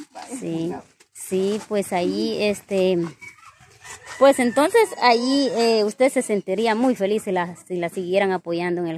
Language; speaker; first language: Spanish; native; Spanish